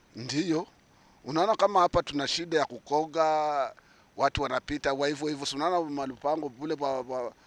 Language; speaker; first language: Swahili; native; Swahili